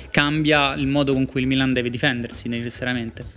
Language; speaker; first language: Italian; native; Italian